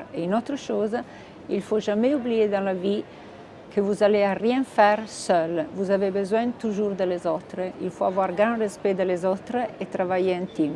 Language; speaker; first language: French; non-native, fluent; Italian